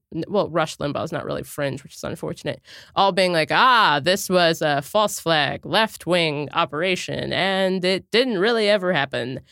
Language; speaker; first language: English; native; English